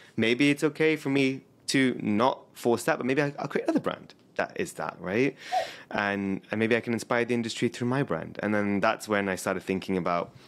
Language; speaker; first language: English; native; English